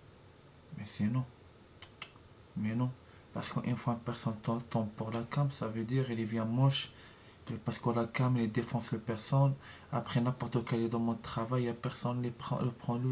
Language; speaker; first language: French; non-native, learner; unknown